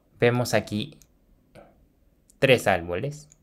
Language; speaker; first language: Spanish; non-native, fluent; Japanese